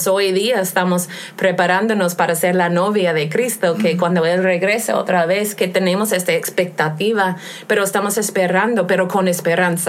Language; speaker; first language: Spanish; non-native, fluent; English